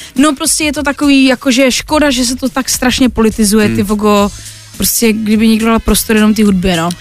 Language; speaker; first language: Czech; non-native, local second language; Polish